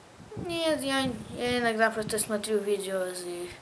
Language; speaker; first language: Russian; early bilingual, heritage; English